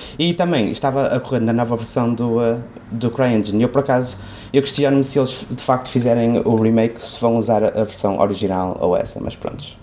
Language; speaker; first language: Portuguese; native; Portuguese